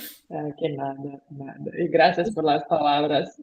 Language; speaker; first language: Spanish; non-native, learner; Portuguese